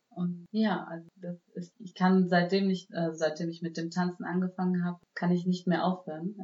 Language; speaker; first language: German; native; German